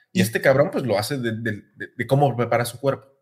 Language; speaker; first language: Spanish; native; Spanish